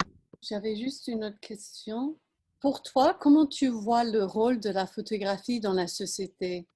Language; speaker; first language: French; non-native, fluent; English